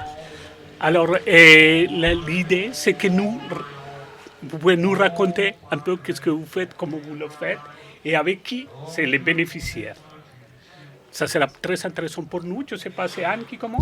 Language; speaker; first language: French; non-native, fluent; Spanish